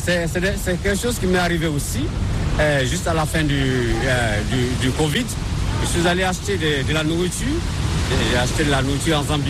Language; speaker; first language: French; non-native, fluent; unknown